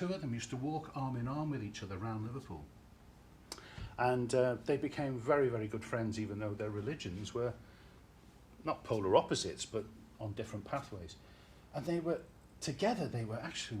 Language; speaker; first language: English; native; English